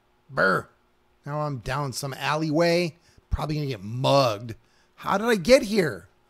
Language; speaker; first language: English; native; English